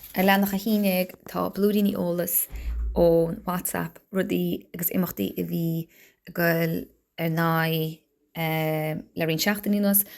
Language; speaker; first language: Irish; native; Irish